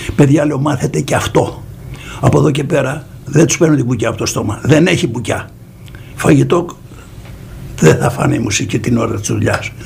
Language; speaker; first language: Greek; native; Greek